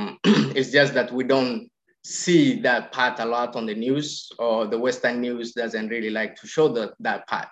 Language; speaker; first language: English; non-native, local second language; Somali